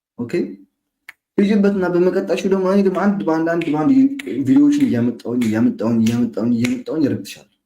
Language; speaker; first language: Amharic; non-native, local second language; Tigrinya